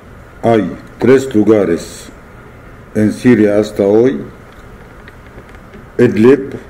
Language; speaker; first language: Spanish; non-native, fluent; Arabic